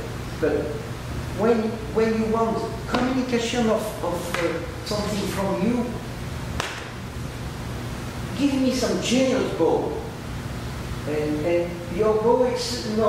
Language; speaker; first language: English; non-native, learner; French